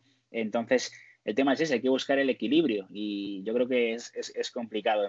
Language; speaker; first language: Spanish; native; Spanish